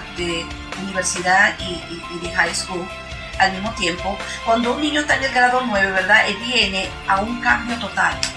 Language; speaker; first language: Spanish; native; Spanish